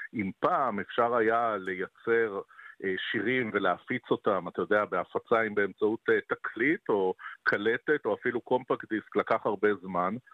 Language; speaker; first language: Hebrew; native; Hebrew